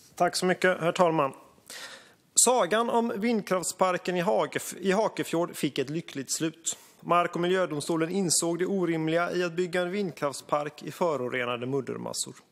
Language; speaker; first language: Swedish; native; Swedish